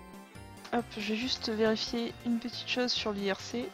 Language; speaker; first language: French; native; French